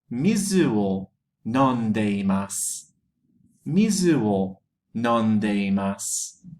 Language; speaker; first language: Japanese; non-native, fluent; English